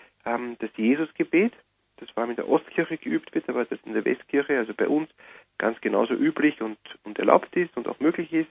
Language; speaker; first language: German; native; German